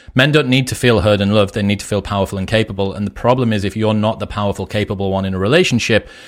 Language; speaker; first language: English; native; English